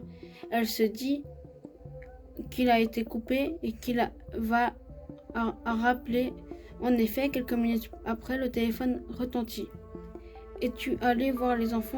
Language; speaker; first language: French; native; French